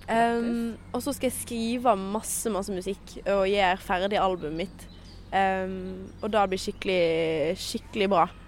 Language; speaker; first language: Norwegian; native; Norwegian